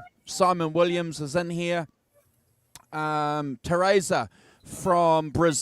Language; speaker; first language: English; native; English